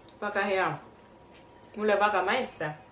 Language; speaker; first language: Estonian; non-native, learner; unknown